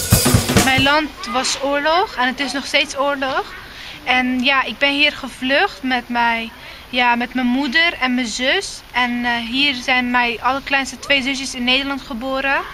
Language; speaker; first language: Dutch; early bilingual, other home language; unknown